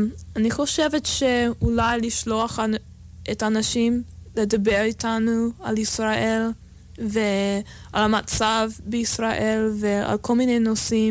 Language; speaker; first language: Hebrew; non-native, fluent; English